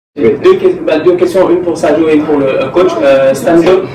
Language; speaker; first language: French; non-native, local second language; Wolof